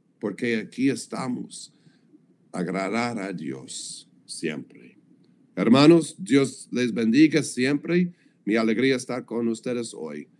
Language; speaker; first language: Spanish; non-native, learner; English